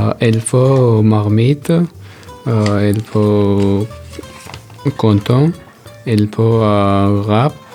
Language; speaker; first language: French; non-native, learner; Persian